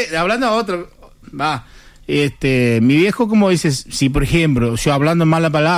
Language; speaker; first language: Spanish; non-native, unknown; Chinese